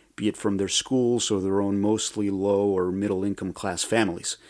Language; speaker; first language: English; early bilingual, other home language; Spanish